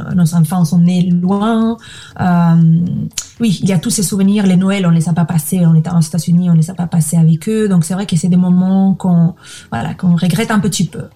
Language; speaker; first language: French; non-native, fluent; Spanish